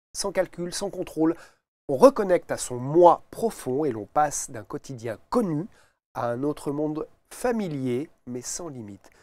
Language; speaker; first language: French; native; French